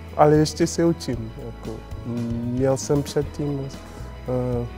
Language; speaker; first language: Czech; non-native, learner; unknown